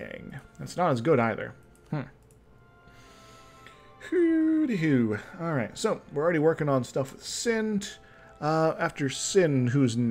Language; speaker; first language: English; native; English